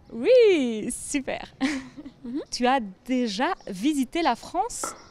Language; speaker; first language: French; native; French